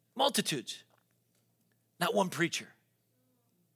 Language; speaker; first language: English; native; English